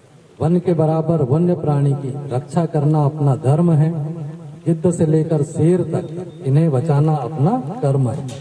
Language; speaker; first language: Hindi; native; Hindi